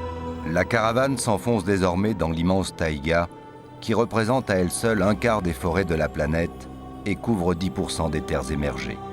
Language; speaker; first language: French; native; French